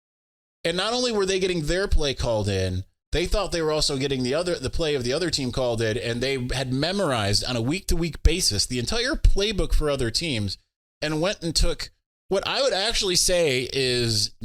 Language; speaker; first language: English; native; English